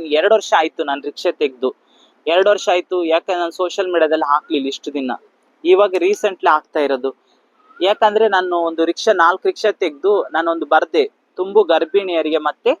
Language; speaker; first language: Kannada; native; Kannada